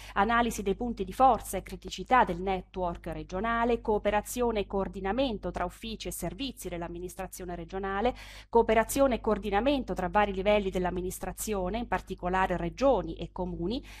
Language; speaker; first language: Italian; native; Italian